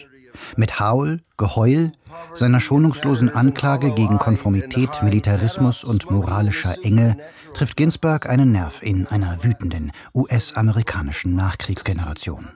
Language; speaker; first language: German; native; German